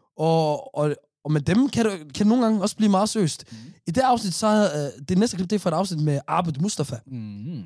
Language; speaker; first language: Danish; early bilingual, other home language; Somali